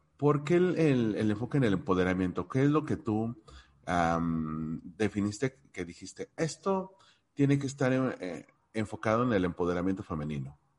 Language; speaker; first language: Spanish; native; Spanish